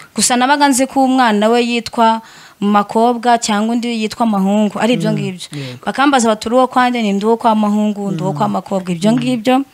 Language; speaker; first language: Kinyarwanda; native; Kinyarwanda